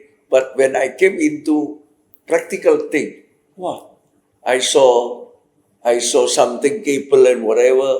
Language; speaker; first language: English; non-native, fluent; Indonesian